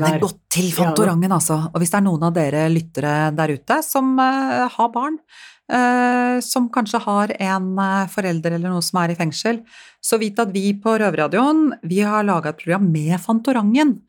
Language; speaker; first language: Norwegian; native; Norwegian